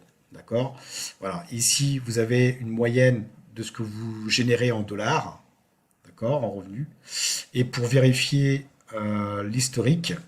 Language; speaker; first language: French; native; French